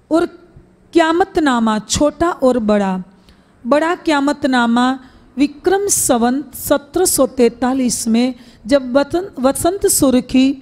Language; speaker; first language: Hindi; non-native, local second language; Gujarati